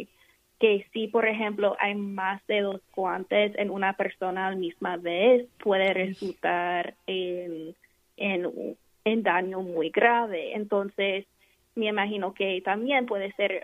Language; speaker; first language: Spanish; non-native, fluent; English